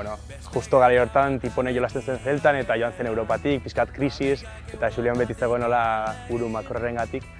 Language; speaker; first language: Basque; native; Basque